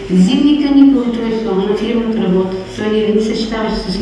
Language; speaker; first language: Bulgarian; early bilingual, heritage; Bulgarian